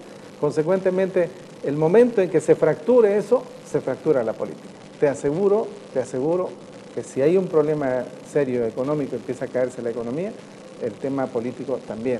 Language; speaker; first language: Spanish; native; Spanish